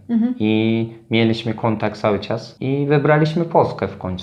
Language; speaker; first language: Polish; non-native, learner; Turkish